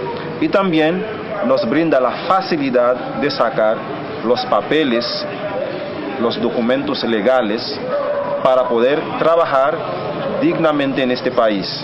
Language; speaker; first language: Spanish; non-native, fluent; Haitian Creole